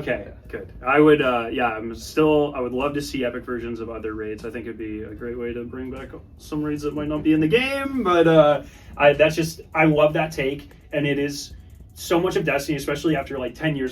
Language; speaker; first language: English; native; English